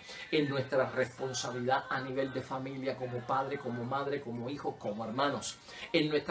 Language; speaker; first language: Spanish; native; Spanish